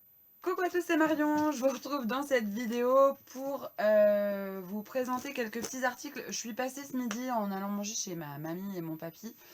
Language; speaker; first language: French; native; French